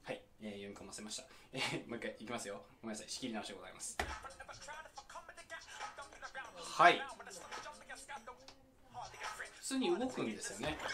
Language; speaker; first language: Japanese; native; Japanese